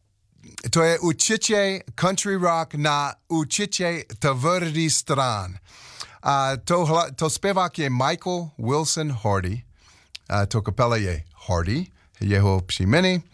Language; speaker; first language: Czech; non-native, learner; English